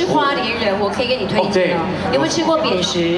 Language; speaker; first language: Chinese; native; Chinese